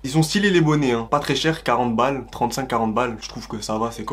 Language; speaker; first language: French; native; French